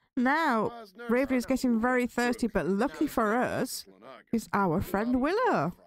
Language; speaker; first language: English; native; English